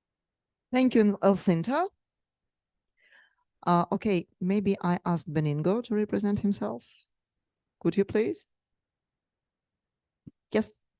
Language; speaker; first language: English; non-native, fluent; Russian